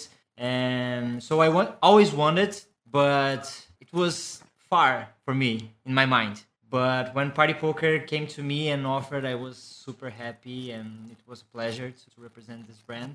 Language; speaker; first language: English; non-native, fluent; Portuguese